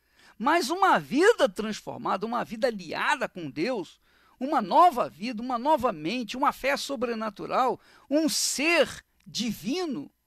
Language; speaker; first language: Portuguese; native; Portuguese